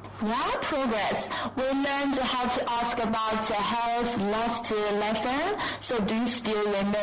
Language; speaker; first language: English; non-native, fluent; Chinese